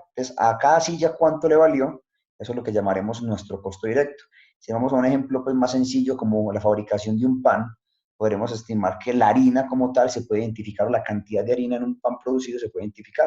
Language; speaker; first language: Spanish; native; Spanish